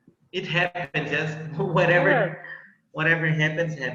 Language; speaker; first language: English; non-native, fluent; Portuguese